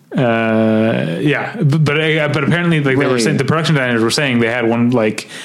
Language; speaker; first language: English; native; English